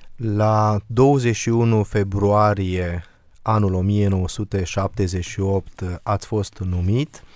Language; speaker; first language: Romanian; native; Romanian